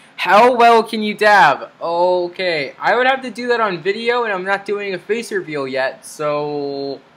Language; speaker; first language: English; native; English